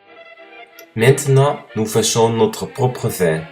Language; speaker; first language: French; non-native, learner; Dutch